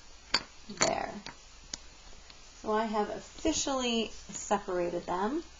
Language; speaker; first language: English; native; English